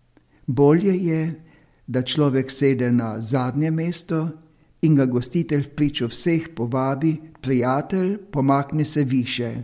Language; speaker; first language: Slovenian; native; Slovenian